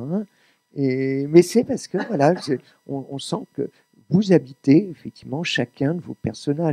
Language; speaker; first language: French; native; French